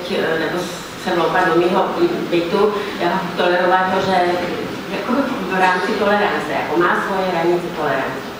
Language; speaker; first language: Czech; non-native, fluent; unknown